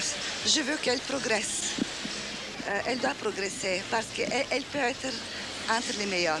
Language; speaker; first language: French; non-native, fluent; Bulgarian